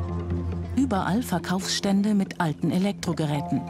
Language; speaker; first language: German; native; German